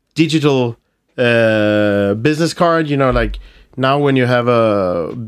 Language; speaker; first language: English; non-native, fluent; Swedish